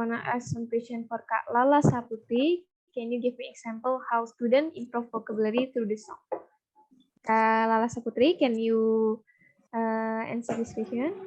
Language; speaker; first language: English; non-native, fluent; Indonesian